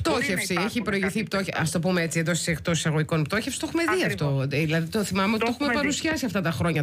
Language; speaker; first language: Greek; native; Greek